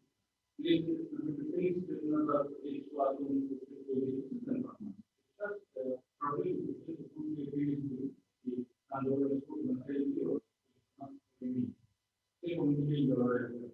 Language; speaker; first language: Russian; native; Russian